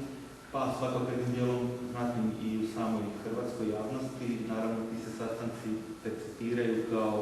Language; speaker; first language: Croatian; native; Croatian